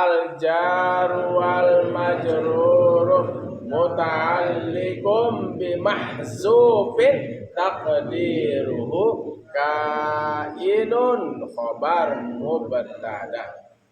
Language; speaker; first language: Arabic; non-native, fluent; Indonesian